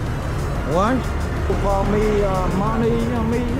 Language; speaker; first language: English; non-native, learner; Vietnamese